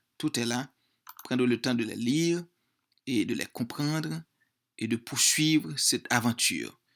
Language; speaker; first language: French; non-native, local second language; Haitian Creole